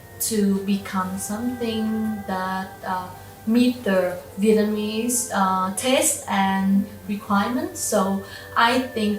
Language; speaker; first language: English; non-native, local second language; Vietnamese